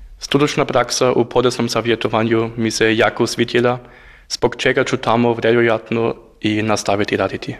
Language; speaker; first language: Croatian; non-native, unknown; German